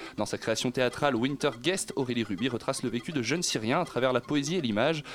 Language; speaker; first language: French; native; French